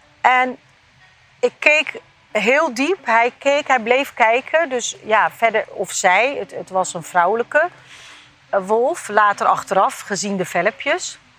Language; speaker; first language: Dutch; early bilingual, other home language; Turkish